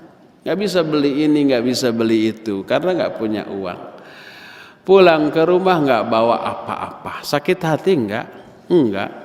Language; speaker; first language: Indonesian; native; Indonesian